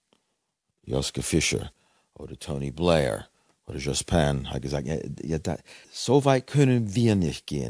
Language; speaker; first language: German; non-native, fluent; English